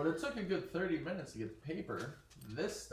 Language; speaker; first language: English; native; English